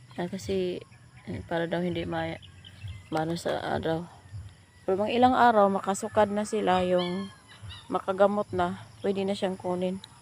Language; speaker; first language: Filipino; non-native, local second language; Cebuano